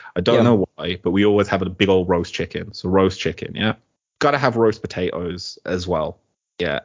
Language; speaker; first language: English; native; English